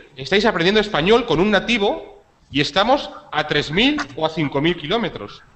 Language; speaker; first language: Spanish; native; Spanish